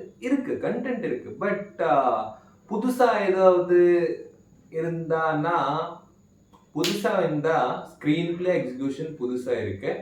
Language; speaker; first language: Tamil; non-native, learner; Malayalam